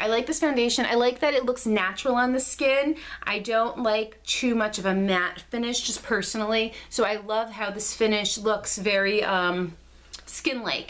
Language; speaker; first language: English; native; English